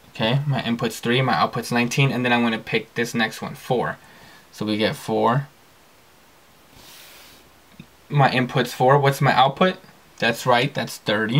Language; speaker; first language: English; native; English